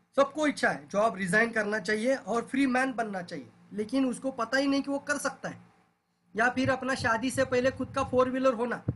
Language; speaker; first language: Hindi; non-native, local second language; Marathi